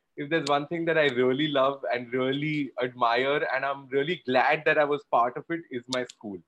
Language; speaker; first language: English; non-native, local second language; Gujarati